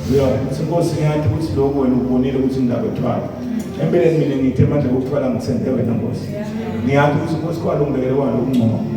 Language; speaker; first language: Zulu; non-native, local second language; Swati